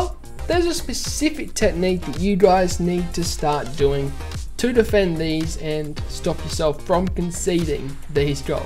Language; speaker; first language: English; native; English